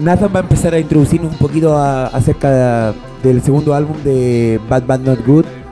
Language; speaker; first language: Spanish; native; Spanish